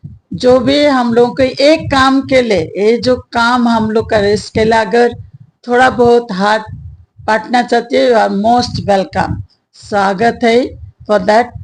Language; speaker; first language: Hindi; non-native, local second language; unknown